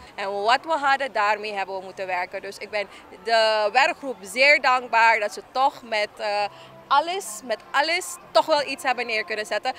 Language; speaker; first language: Dutch; native; Dutch